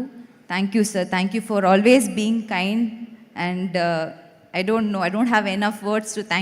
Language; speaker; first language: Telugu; non-native, local second language; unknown